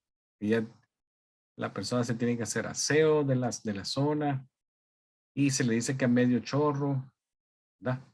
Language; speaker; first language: Spanish; native; Spanish